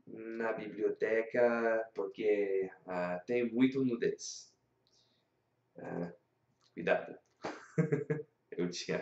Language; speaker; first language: Portuguese; non-native, learner; English